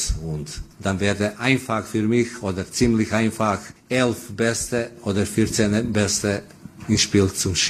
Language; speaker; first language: German; non-native, fluent; Croatian